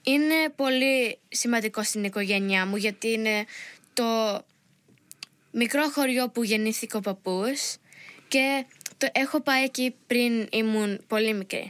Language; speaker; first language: Greek; early bilingual, heritage; Greek